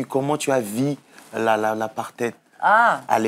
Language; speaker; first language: French; native; French